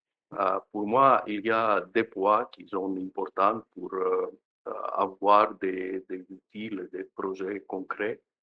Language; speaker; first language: French; non-native, fluent; Greek